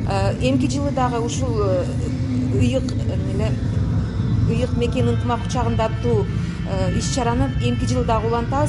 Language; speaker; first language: Kyrgyz; native; Kyrgyz